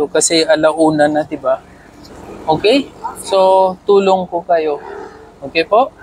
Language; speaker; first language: Filipino; non-native, learner; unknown